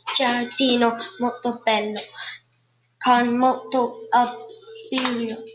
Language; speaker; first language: Italian; non-native, learner; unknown